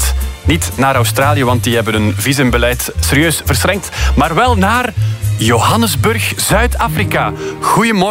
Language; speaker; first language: Dutch; native; Dutch